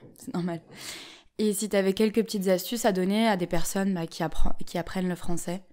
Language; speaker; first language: French; native; French